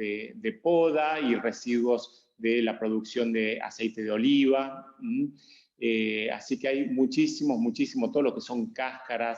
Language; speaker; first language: Spanish; native; Spanish